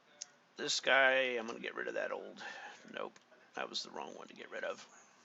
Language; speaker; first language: English; native; English